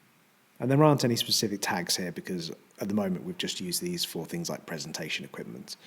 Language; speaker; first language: English; native; English